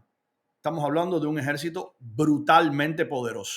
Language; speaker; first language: Spanish; native; Spanish